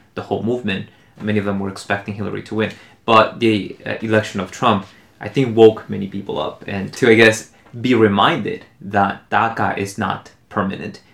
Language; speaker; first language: English; early bilingual, other home language; Spanish